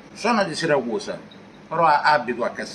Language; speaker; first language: Italian; native; Italian